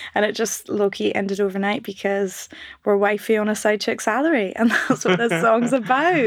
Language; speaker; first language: English; native; English